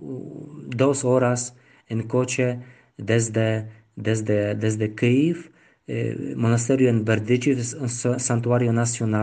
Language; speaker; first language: Spanish; non-native, learner; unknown